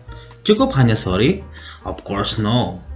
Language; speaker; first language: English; non-native, fluent; Indonesian